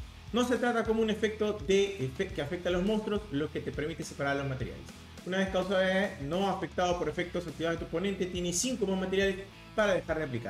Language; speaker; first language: Spanish; native; Spanish